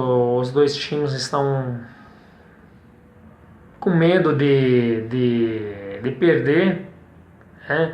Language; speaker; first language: Portuguese; non-native, fluent; Italian